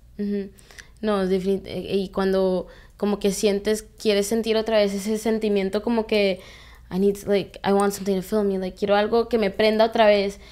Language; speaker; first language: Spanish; early bilingual, heritage; Spanish